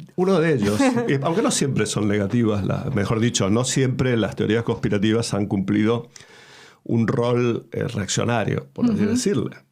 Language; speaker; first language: Spanish; native; Spanish